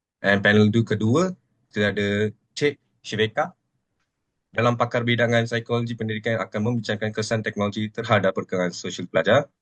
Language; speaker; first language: Malay; non-native, local second language; Telugu